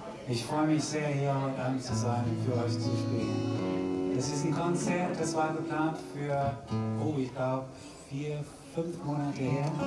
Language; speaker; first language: German; non-native, fluent; English